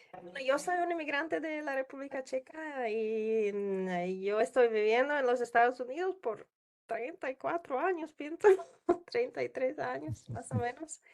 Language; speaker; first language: Spanish; non-native, learner; Czech